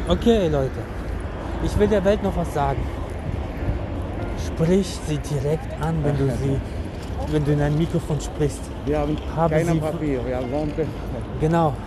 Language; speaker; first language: German; non-native, fluent; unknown